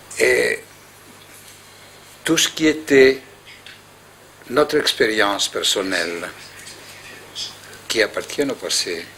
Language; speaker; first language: French; non-native, fluent; Greek